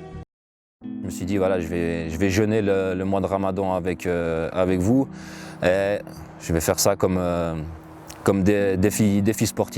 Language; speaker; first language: French; native; French